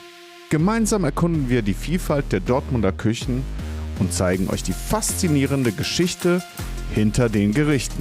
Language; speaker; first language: German; native; German